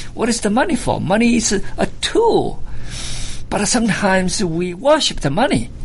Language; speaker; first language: English; non-native, fluent; Chinese